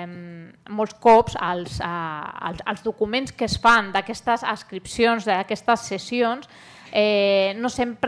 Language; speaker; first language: Catalan; native; Catalan